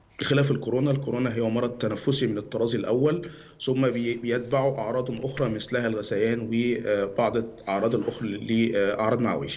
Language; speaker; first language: Egyptian Arabic; native; Egyptian Arabic